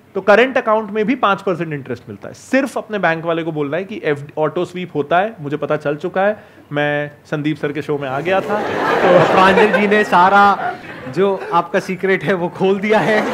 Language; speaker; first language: Hindi; native; Hindi